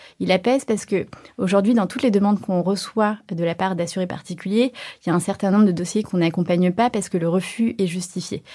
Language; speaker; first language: French; early bilingual, other home language; Chinese